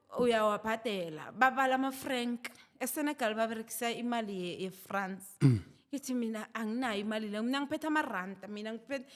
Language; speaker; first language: Zulu; non-native, local second language; South Ndebele